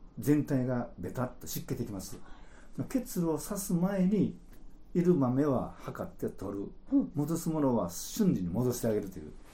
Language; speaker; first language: Japanese; native; Japanese